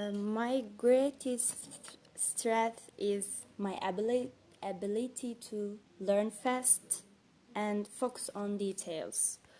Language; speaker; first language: English; non-native, fluent; Turkish